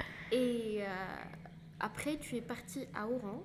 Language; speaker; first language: French; non-native, local second language; Arabic